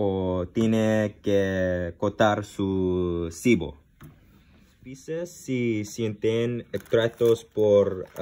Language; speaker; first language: Spanish; non-native, learner; English